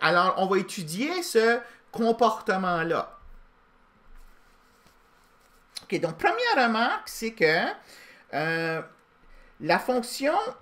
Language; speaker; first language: French; native; French